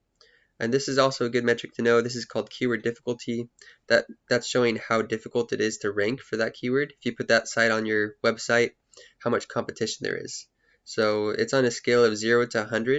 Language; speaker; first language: English; native; English